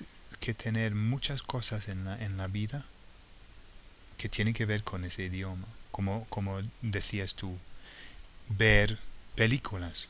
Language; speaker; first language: Spanish; non-native, fluent; English